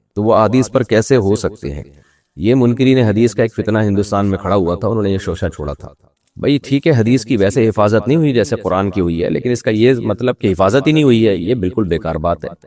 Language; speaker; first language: Urdu; native; Urdu